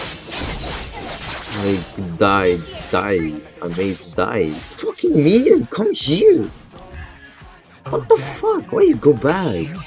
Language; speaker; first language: English; non-native, fluent; French